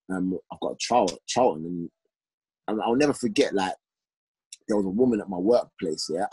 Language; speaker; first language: English; native; English